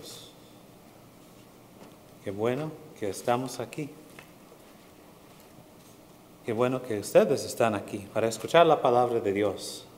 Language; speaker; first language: Spanish; early bilingual, heritage; Spanish